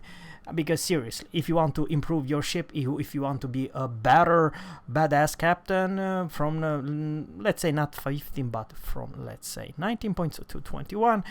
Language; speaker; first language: English; non-native, fluent; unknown